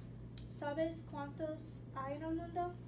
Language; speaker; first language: Spanish; non-native, learner; English